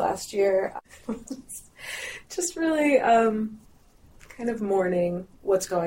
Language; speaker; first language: English; non-native, local second language; French